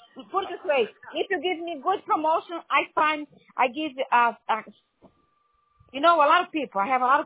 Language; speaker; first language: English; non-native, learner; Portuguese